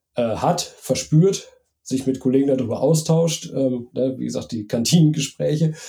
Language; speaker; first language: German; native; German